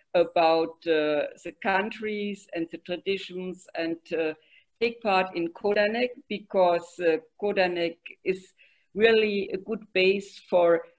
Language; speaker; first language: English; non-native, fluent; German